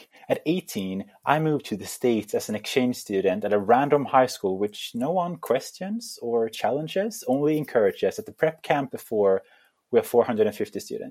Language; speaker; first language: English; non-native, fluent; Swedish